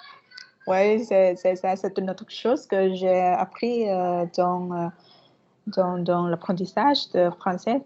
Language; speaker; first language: French; non-native, fluent; Vietnamese